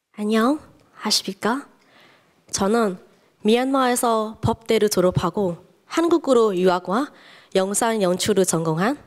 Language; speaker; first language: Korean; non-native, fluent; Burmese